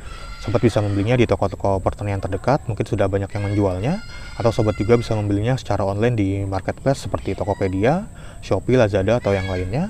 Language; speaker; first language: Indonesian; native; Indonesian